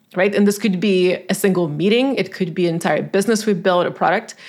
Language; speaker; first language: English; non-native, fluent; Tajik